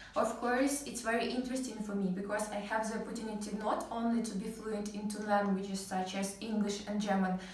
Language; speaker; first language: English; non-native, fluent; Ukrainian